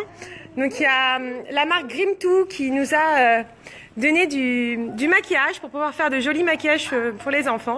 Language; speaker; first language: French; native; French